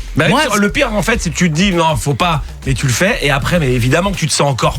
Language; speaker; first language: French; native; French